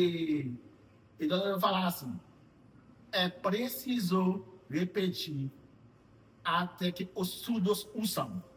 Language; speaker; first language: Portuguese; non-native, fluent; Haitian Creole